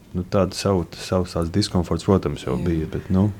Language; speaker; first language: Latvian; native; Latvian